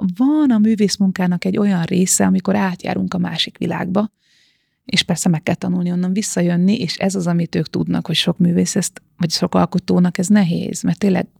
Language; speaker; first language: Hungarian; native; Hungarian